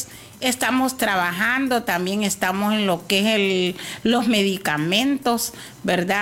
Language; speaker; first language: Spanish; native; Spanish